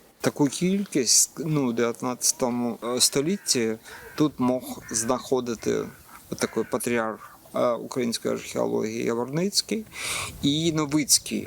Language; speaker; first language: Ukrainian; non-native, local second language; Russian